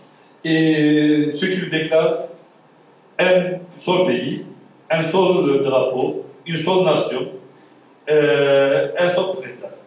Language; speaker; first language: French; non-native, fluent; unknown